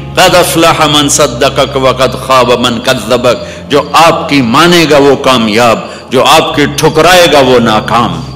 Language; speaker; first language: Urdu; non-native, local second language; Punjabi